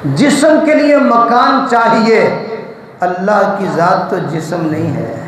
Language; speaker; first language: Urdu; non-native, local second language; Punjabi